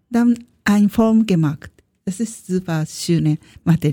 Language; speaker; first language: German; non-native, learner; Japanese